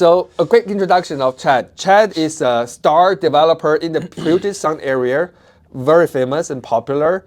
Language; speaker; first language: English; non-native, fluent; Chinese